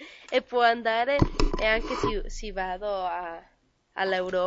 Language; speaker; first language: Italian; non-native, learner; Spanish